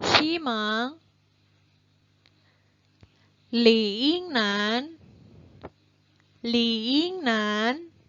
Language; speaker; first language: Chinese; non-native, fluent; Indonesian